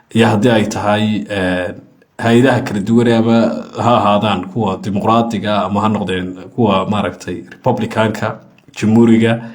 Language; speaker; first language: Somali; native; Somali